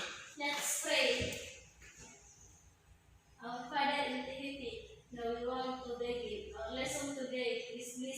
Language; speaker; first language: English; non-native, learner; Indonesian